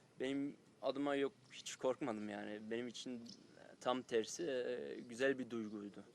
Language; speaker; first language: Turkish; early bilingual, heritage; Turkish